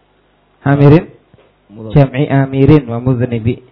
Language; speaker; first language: Arabic; non-native, fluent; Indonesian